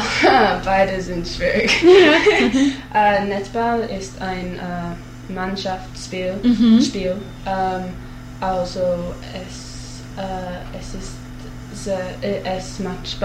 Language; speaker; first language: German; non-native, learner; English